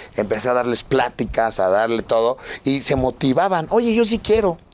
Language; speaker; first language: Spanish; native; Spanish